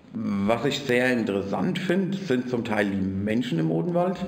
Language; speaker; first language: German; native; German